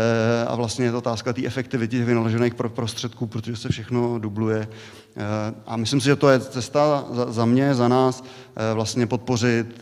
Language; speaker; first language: Czech; native; Czech